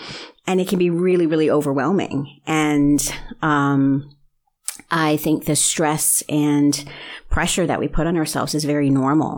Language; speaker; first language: English; native; English